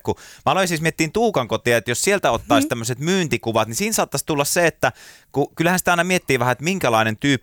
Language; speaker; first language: Finnish; native; Finnish